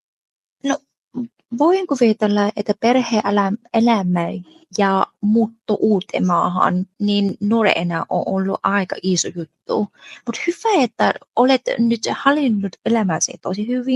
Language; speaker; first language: Finnish; non-native, fluent; Vietnamese